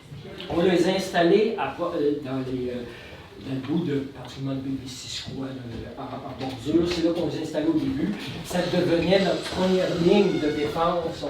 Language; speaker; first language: French; native; French